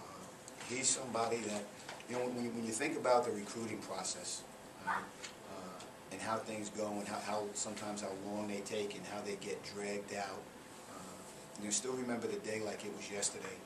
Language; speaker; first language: English; native; English